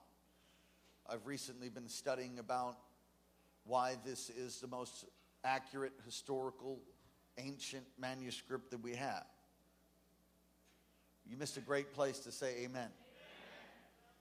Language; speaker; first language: English; native; English